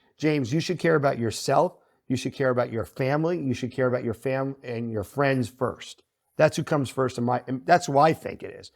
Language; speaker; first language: English; native; English